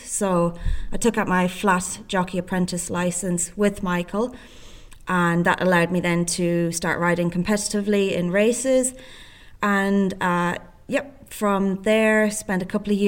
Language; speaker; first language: English; native; English